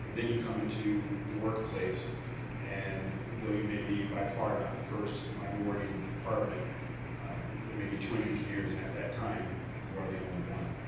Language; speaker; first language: English; native; English